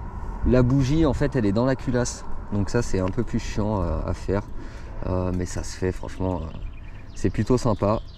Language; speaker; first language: French; native; French